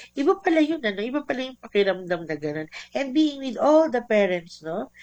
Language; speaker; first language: Filipino; non-native, local second language; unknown